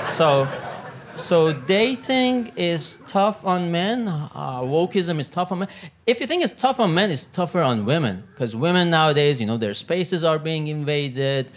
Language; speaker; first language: English; non-native, fluent; Italian